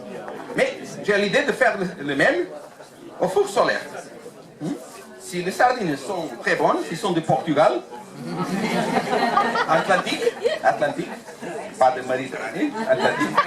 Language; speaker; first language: French; non-native, learner; Portuguese